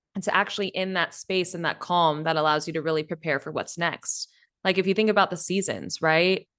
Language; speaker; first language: English; native; English